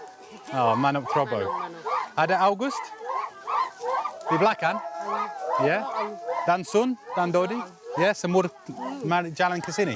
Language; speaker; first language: Indonesian; non-native, learner; English